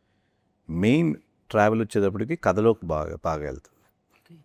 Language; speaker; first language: Telugu; native; Telugu